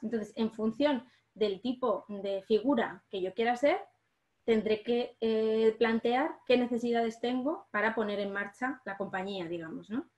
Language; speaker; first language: Spanish; native; Spanish